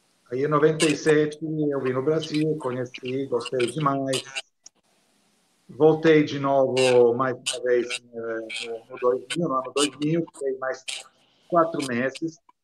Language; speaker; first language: Portuguese; non-native, fluent; Italian